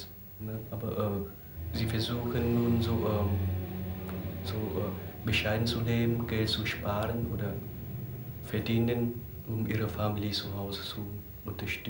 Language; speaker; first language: German; non-native, fluent; Vietnamese